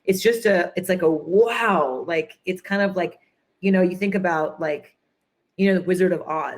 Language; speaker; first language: English; native; English